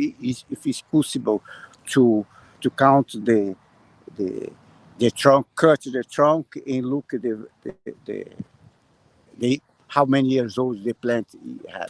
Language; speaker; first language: English; non-native, learner; Portuguese